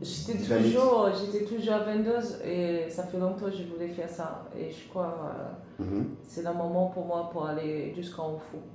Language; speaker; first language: French; non-native, learner; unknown